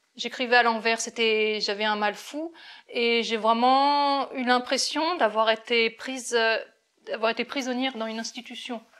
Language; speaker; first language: French; native; French